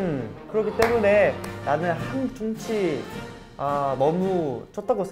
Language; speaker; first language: Korean; non-native, learner; Portuguese